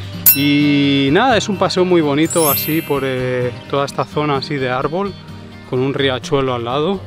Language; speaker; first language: Spanish; native; Spanish